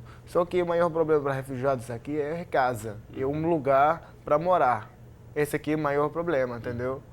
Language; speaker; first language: Portuguese; non-native, learner; Arabic